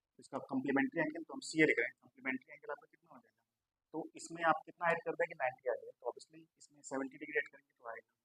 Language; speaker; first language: Hindi; native; Hindi